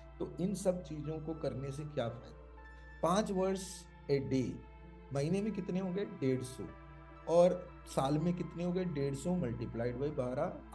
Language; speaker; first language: Hindi; non-native, local second language; Malayalam